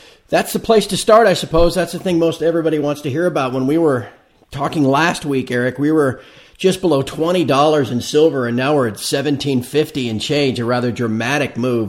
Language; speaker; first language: English; native; English